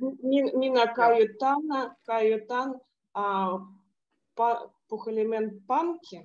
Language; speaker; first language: Finnish; non-native, learner; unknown